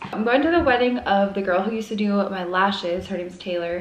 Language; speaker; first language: English; native; English